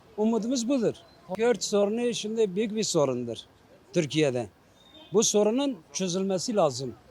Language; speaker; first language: Turkish; non-native, local second language; Kurdish